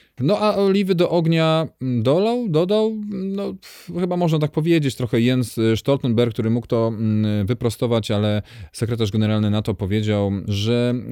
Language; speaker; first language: Polish; native; Polish